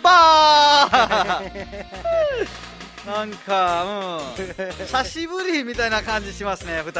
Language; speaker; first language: Japanese; non-native, fluent; Nepali